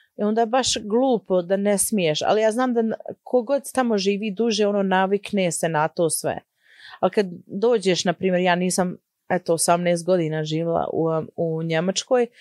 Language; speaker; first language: Croatian; early bilingual, heritage; Croatian